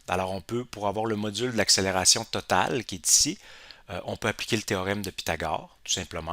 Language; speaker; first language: French; native; French